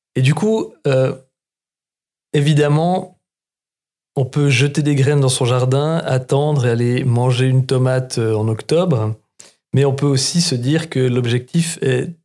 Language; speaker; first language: French; native; French